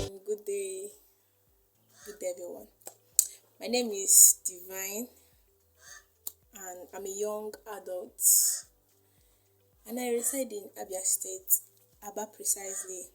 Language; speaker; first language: English; non-native, local second language; Igbo